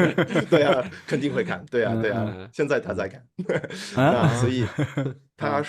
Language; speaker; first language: Chinese; non-native, fluent; English